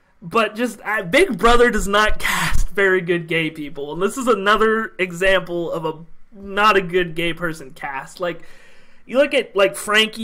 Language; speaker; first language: English; native; English